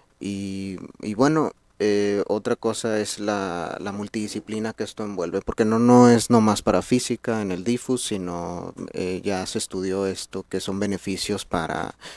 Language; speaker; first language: Spanish; native; Spanish